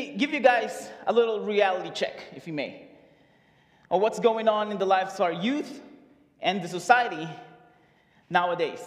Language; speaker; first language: English; non-native, local second language; Filipino